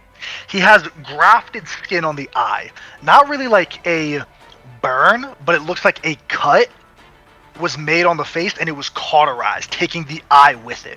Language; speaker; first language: English; native; English